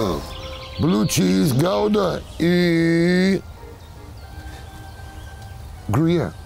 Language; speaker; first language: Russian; non-native, learner; English